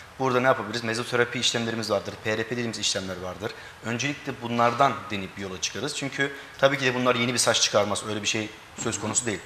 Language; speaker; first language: Turkish; early bilingual, heritage; Turkish